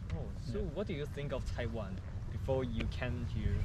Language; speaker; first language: English; non-native, learner; Chinese